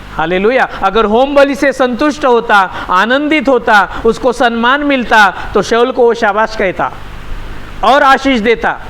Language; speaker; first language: Hindi; non-native, local second language; Marathi